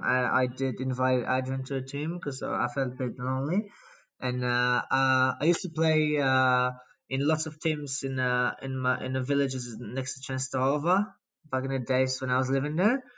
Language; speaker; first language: English; non-native, fluent; Polish